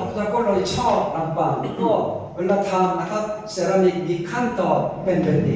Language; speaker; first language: Thai; non-native, fluent; Korean